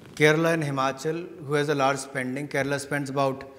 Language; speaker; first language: English; non-native, local second language; Hindi